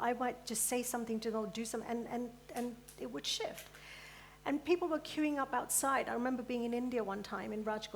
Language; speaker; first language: English; early bilingual, other home language; Gujarati